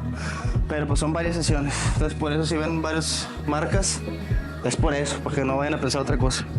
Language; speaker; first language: Spanish; native; Spanish